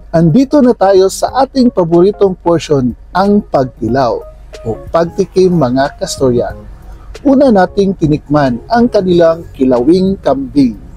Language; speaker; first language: Filipino; non-native, local second language; Cebuano